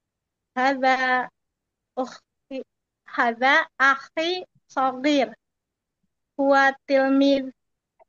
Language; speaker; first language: Arabic; non-native, learner; Indonesian